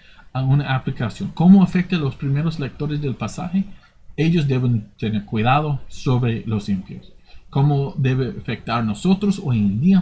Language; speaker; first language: Spanish; non-native, fluent; English